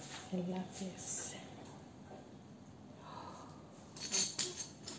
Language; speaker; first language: English; non-native, local second language; Filipino